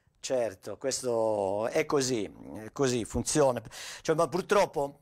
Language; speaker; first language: Italian; native; Italian